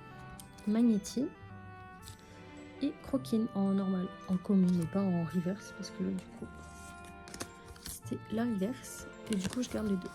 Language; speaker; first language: French; native; French